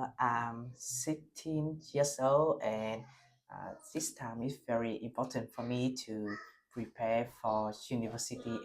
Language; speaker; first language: English; non-native, learner; Vietnamese